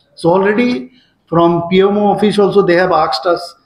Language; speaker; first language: English; non-native, local second language; Bangla